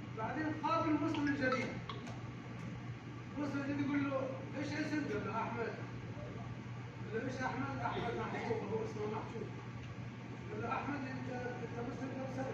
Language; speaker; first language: Arabic; non-native, learner; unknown